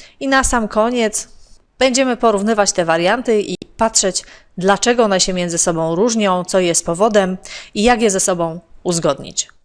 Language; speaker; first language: Polish; native; Polish